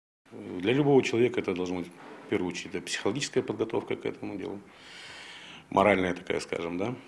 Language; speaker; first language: Russian; native; Russian